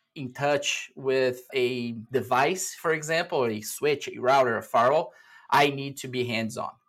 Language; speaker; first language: English; non-native, fluent; Portuguese